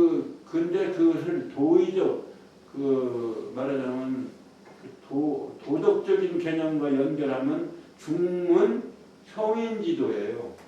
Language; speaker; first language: Korean; native; Korean